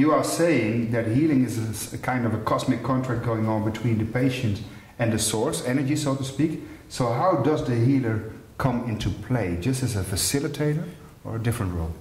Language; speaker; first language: English; non-native, fluent; Dutch